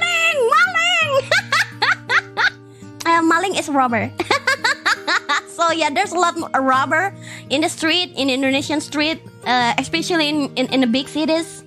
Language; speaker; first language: English; non-native, fluent; Indonesian